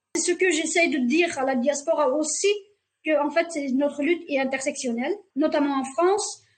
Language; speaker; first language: French; non-native, fluent; Uyghur